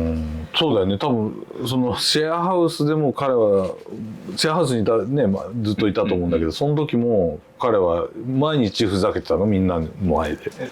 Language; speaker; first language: Japanese; native; Japanese